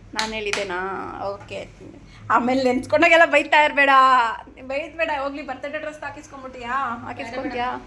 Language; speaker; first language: Kannada; native; Kannada